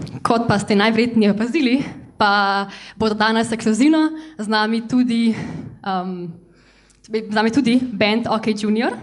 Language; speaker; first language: Slovenian; native; Slovenian